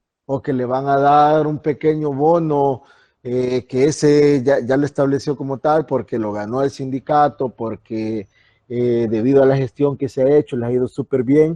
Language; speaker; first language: Spanish; native; Spanish